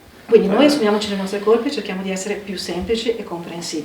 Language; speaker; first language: Italian; native; Italian